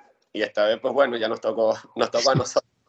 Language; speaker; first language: Spanish; native; Spanish